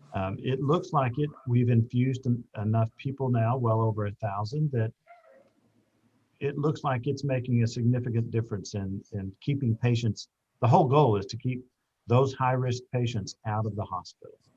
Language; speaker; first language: English; native; English